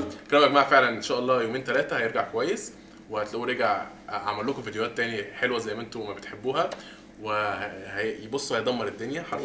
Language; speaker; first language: Arabic; native; Arabic